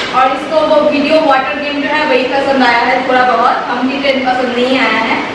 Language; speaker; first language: Hindi; non-native, local second language; Bangla